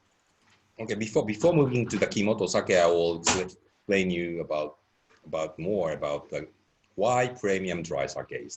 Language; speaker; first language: English; non-native, fluent; Japanese